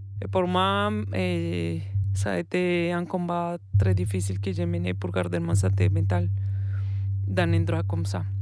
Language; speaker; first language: French; non-native, learner; Spanish